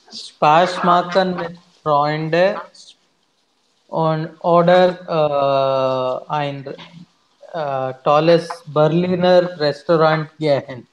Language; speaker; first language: German; non-native, learner; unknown